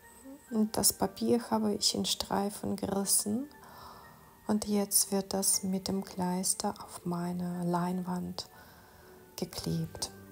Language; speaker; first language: German; non-native, fluent; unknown